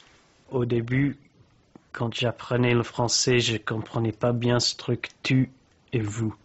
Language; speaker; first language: French; non-native, fluent; English